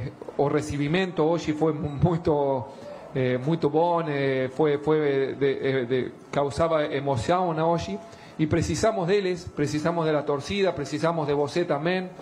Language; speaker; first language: Portuguese; non-native, learner; Spanish